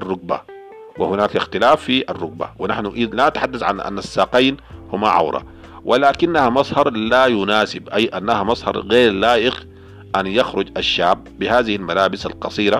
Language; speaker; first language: Arabic; native; Arabic